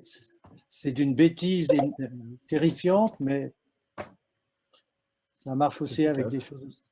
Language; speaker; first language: French; native; French